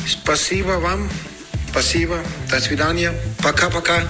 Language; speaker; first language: Russian; non-native, fluent; Danish